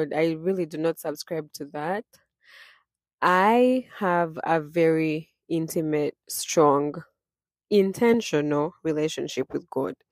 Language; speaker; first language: English; non-native, local second language; Ganda